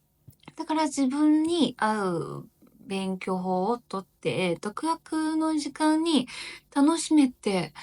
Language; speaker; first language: Japanese; non-native, learner; Chinese